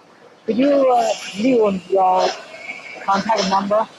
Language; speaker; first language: English; non-native, learner; Chinese